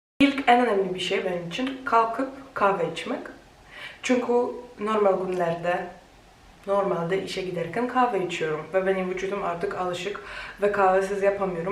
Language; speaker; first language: Turkish; non-native, fluent; Polish